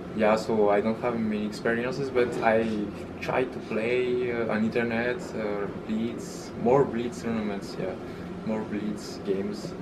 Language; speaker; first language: English; early bilingual, other home language; Malagasy